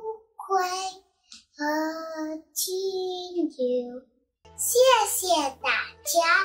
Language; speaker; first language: Chinese; non-native, learner; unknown